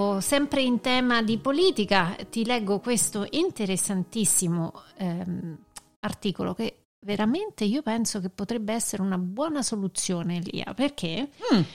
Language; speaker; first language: Italian; native; Italian